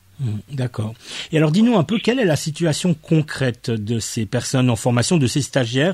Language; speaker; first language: French; native; French